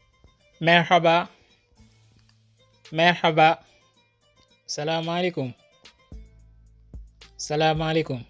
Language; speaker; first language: Turkish; non-native, fluent; Wolof